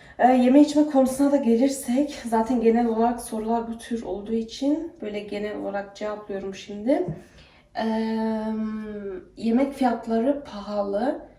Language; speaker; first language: Turkish; early bilingual, heritage; Turkish